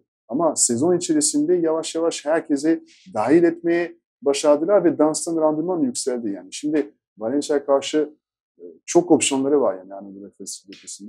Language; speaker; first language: Turkish; non-native, fluent; French